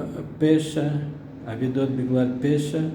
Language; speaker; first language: Hebrew; non-native, fluent; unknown